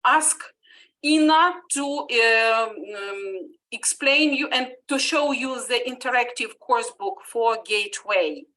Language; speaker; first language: English; non-native, fluent; Ukrainian